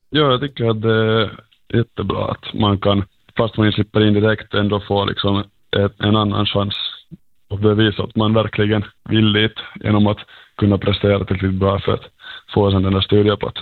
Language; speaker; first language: Swedish; native; Swedish